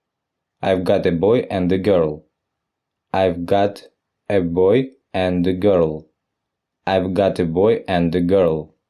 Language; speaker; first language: English; non-native, fluent; Russian